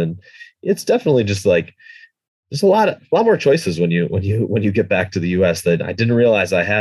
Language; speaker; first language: English; native; English